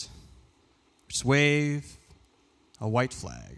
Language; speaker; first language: English; early bilingual, other home language; Persian